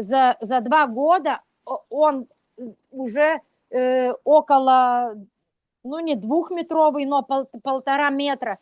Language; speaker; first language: Russian; non-native, local second language; Lithuanian